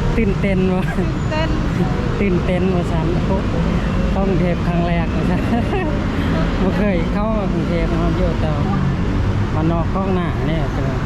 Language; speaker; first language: Thai; non-native, fluent; Lao